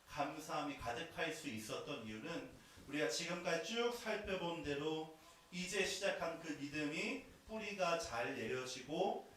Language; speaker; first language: Korean; native; Korean